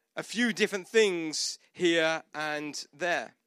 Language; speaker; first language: English; native; English